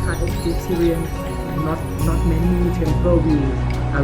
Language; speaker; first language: English; non-native, learner; Thai